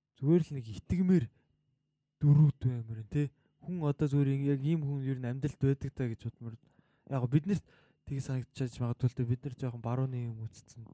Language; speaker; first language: Mongolian; native; Mongolian